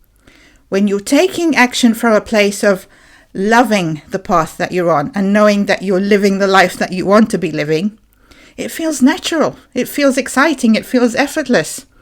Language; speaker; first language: English; native; English